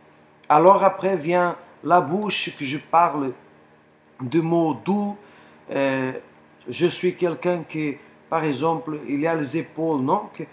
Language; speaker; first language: French; non-native, fluent; Portuguese